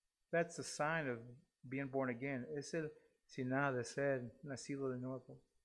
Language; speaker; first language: Spanish; non-native, learner; English